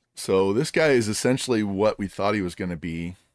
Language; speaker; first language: English; native; English